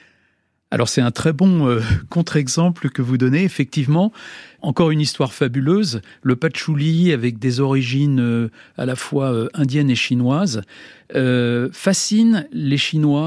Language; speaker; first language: French; native; French